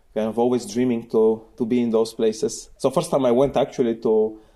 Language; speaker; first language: English; non-native, fluent; Bulgarian